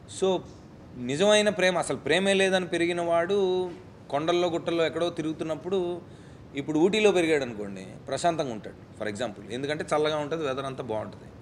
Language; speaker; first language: Telugu; native; Telugu